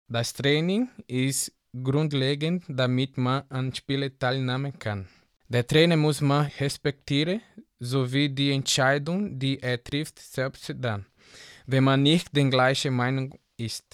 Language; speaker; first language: German; non-native, learner; Portuguese